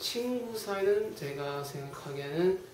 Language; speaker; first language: Korean; non-native, fluent; Chinese